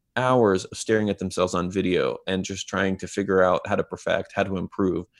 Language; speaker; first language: English; non-native, fluent; Hebrew